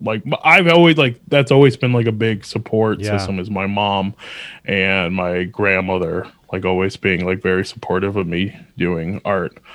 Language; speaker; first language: English; native; English